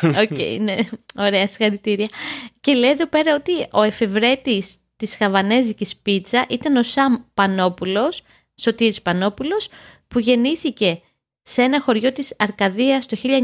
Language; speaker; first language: Greek; native; Greek